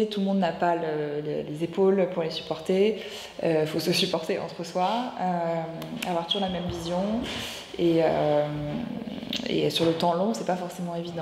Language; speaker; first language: French; native; French